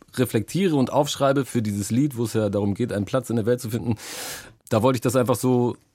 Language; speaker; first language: German; native; German